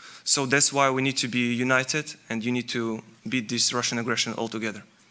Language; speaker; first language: English; non-native, fluent; Ukrainian